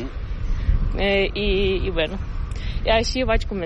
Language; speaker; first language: Catalan; non-native, fluent; Ukrainian